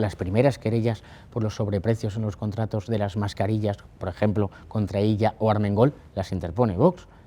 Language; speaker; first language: Spanish; native; Spanish